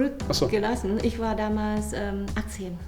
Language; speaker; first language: German; non-native, fluent; Vietnamese